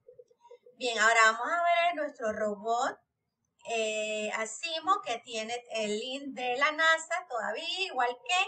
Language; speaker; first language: Spanish; native; Spanish